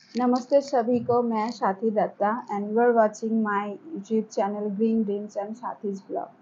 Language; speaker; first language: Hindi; non-native, local second language; Bangla